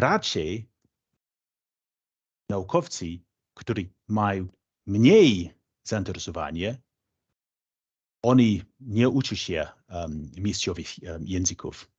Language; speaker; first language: Polish; non-native, fluent; English